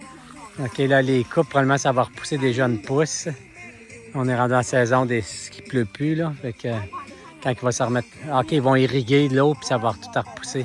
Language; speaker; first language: French; native; French